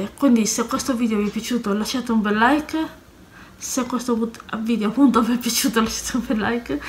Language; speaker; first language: Italian; native; Italian